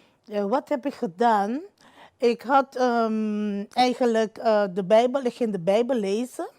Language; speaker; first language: Dutch; non-native, local second language; Papiamento